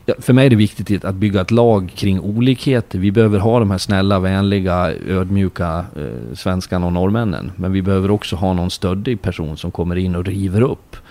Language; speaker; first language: Swedish; native; Swedish